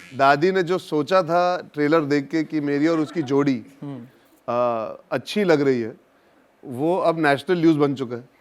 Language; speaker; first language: Hindi; native; Hindi